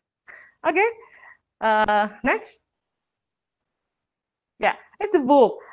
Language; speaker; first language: English; non-native, learner; Indonesian